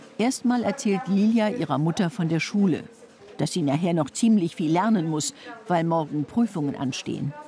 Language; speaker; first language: German; native; German